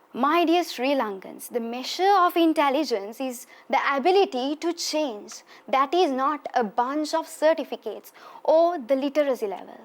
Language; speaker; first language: English; non-native, local second language; Sinhala